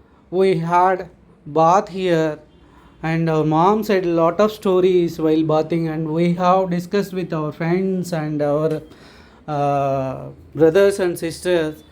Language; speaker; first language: English; non-native, local second language; Telugu